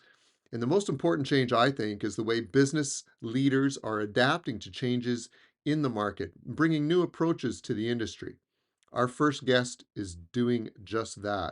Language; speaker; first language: English; native; English